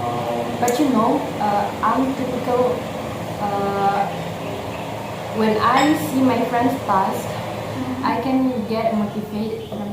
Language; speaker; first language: English; non-native, learner; Indonesian